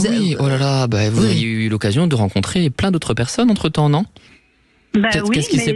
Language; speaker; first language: French; native; French